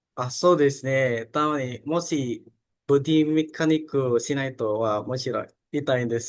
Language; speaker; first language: Japanese; non-native, learner; Indonesian